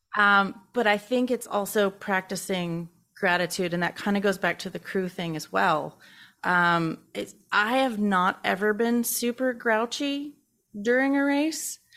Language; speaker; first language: English; native; English